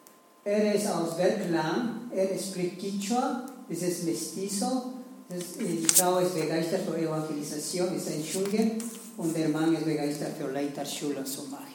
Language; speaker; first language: German; non-native, learner; Spanish